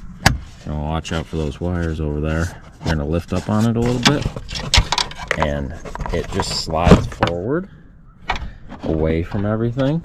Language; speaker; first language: English; native; English